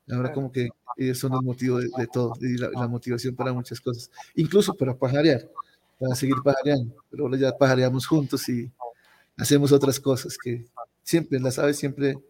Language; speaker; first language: Spanish; native; Spanish